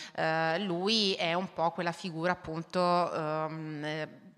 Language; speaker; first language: Italian; native; Italian